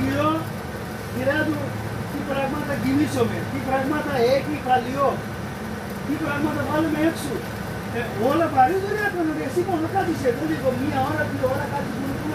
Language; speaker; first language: Greek; non-native, learner; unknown